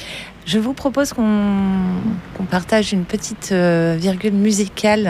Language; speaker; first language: French; native; French